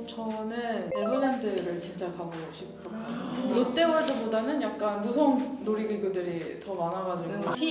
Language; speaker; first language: Korean; non-native, fluent; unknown